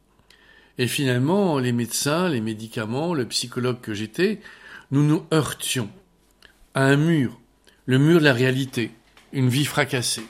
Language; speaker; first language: French; native; French